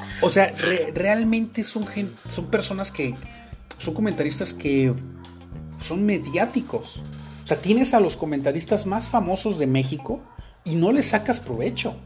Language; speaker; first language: Spanish; native; Spanish